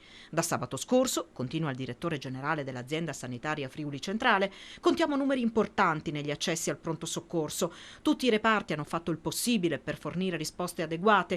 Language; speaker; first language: Italian; native; Italian